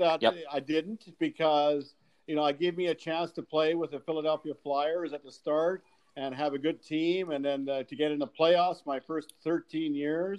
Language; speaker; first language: English; native; English